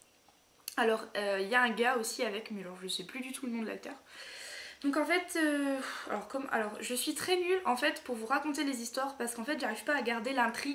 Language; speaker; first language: French; native; French